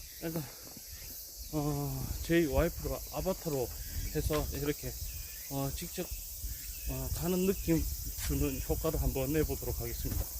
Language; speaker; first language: Korean; native; Korean